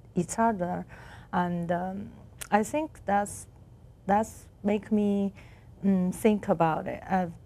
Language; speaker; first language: English; non-native, learner; Chinese